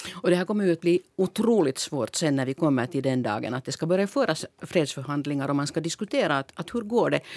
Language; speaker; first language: Swedish; native; Swedish